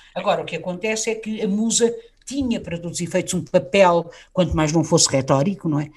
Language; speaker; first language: Portuguese; native; Portuguese